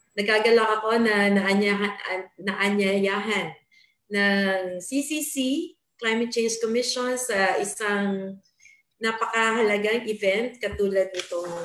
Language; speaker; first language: Filipino; non-native, local second language; Bikol